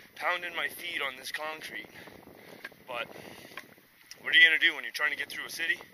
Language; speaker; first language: English; native; English